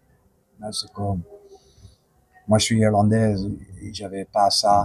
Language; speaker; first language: French; non-native, fluent; English